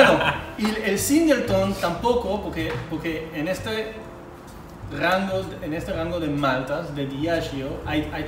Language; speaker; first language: Spanish; non-native, fluent; Hebrew